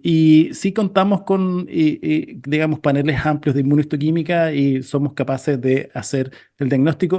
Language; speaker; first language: Spanish; native; Spanish